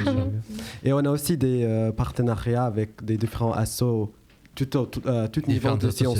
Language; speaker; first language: French; non-native, learner; English